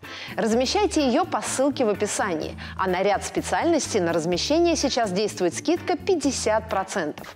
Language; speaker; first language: Russian; native; Russian